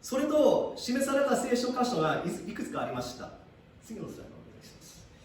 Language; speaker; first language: Japanese; early bilingual, heritage; Japanese